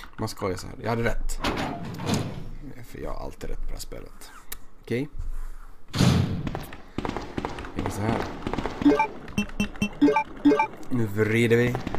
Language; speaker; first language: Swedish; native; Swedish